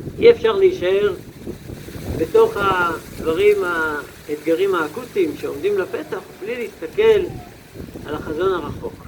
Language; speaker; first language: Hebrew; native; Hebrew